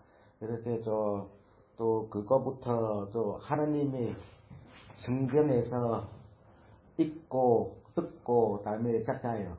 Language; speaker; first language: Korean; non-native, learner; Vietnamese